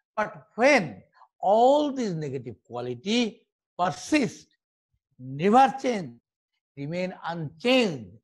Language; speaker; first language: English; non-native, local second language; Bangla